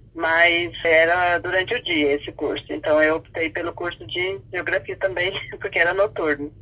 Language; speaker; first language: Portuguese; non-native, local second language; Guarani